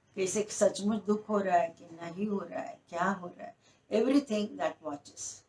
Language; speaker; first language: Hindi; non-native, local second language; Marathi